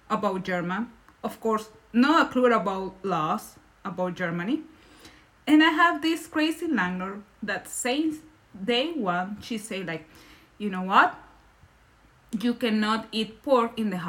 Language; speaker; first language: English; non-native, learner; Spanish